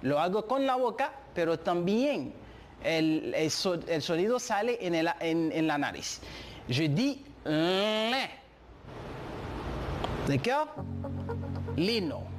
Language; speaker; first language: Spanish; non-native, fluent; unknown